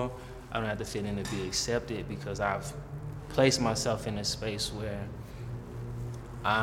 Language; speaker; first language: English; native; English